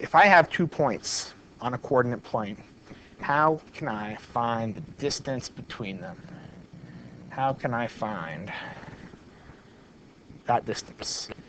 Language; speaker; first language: English; native; English